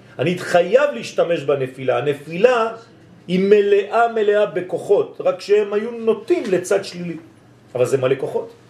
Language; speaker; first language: Hebrew; non-native, fluent; French